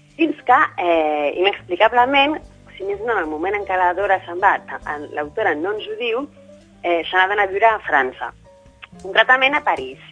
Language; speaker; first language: Catalan; native; Catalan